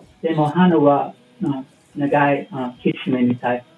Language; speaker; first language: Japanese; non-native, learner; English